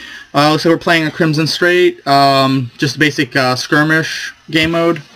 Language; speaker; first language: English; native; English